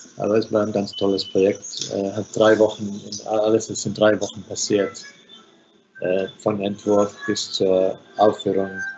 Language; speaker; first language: German; non-native, fluent; Finnish